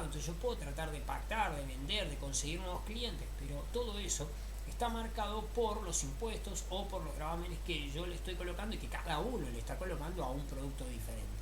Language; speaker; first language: Spanish; native; Spanish